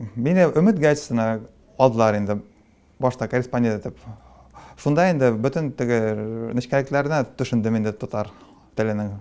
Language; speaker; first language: Tatar; non-native, local second language; Russian